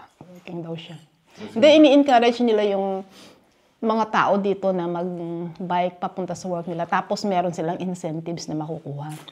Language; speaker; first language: Filipino; non-native, local second language; Pampanga